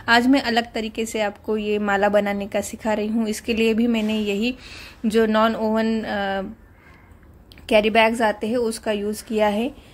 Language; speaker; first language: Hindi; non-native, local second language; Marathi